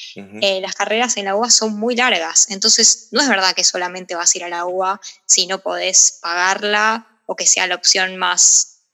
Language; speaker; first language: Spanish; native; Spanish